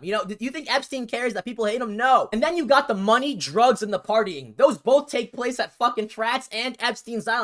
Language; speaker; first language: English; native; English